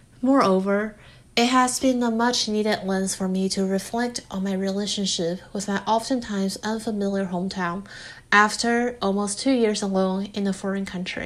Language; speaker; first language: English; non-native, fluent; Chinese